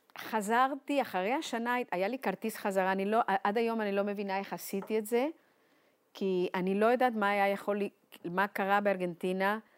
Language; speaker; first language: Hebrew; non-native, fluent; Spanish